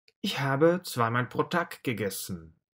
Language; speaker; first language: German; non-native, fluent; Russian